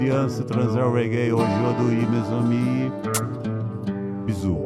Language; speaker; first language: Portuguese; native; Portuguese